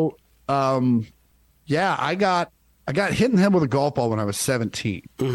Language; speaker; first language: English; native; English